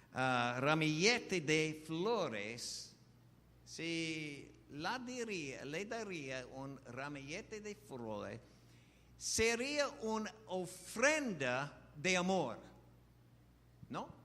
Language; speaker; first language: Spanish; non-native, fluent; English